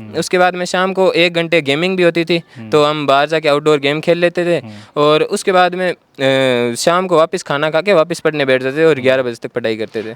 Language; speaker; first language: Hindi; native; Hindi